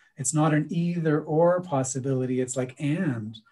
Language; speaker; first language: English; native; English